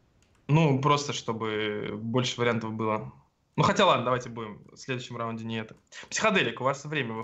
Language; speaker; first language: Russian; native; Russian